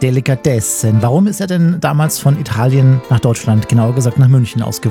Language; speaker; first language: German; native; German